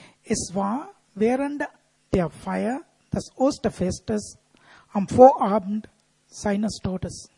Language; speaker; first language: German; non-native, fluent; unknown